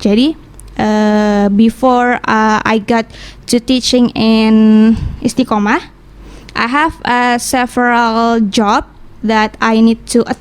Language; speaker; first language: English; non-native, learner; Indonesian